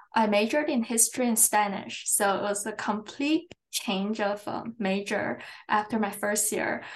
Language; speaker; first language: English; non-native, fluent; Chinese